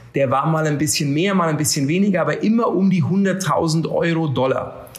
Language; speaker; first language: German; native; German